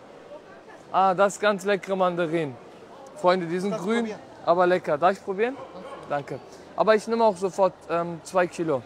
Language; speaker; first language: German; non-native, fluent; Turkish